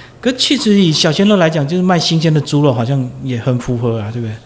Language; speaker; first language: Chinese; native; Chinese